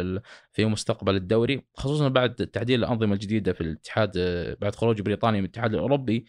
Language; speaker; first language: Arabic; native; Arabic